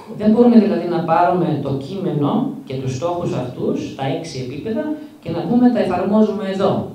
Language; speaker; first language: Greek; early bilingual, heritage; Greek